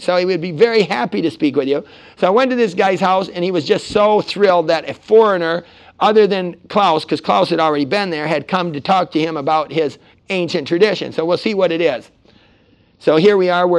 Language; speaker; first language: English; native; English